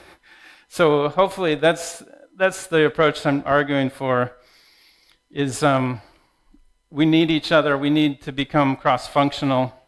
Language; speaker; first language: English; native; English